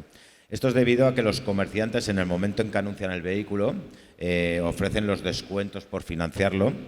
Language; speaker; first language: Spanish; native; Spanish